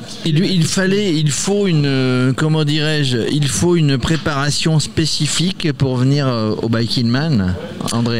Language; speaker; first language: French; native; French